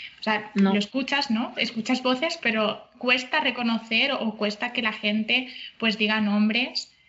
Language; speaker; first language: Spanish; native; Spanish